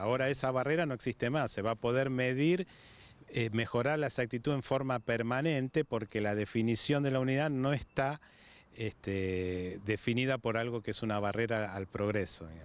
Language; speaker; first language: Spanish; native; Spanish